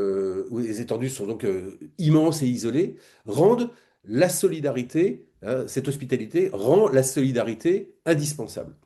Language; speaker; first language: French; native; French